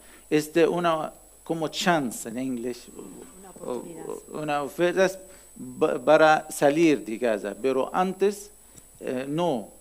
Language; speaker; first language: Spanish; non-native, learner; Arabic